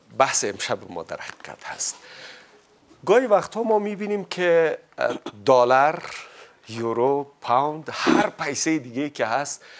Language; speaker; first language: Persian; native; Persian